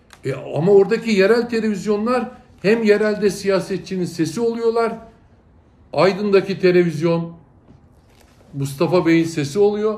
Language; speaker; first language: Turkish; native; Turkish